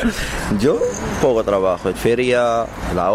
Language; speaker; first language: Spanish; non-native, learner; Arabic